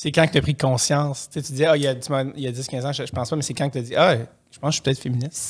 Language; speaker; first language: French; native; French